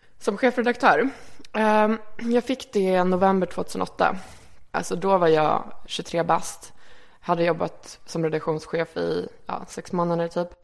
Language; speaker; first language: Swedish; early bilingual, other home language; Icelandic